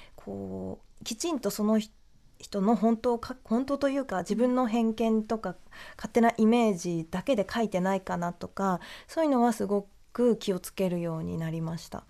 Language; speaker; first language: Japanese; native; Japanese